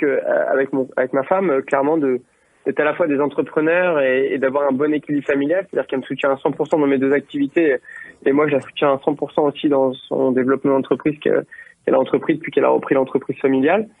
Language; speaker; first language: French; native; French